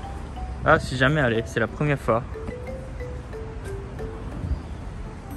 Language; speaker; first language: French; non-native, fluent; Japanese